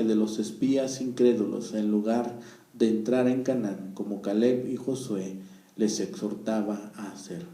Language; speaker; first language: Spanish; native; Spanish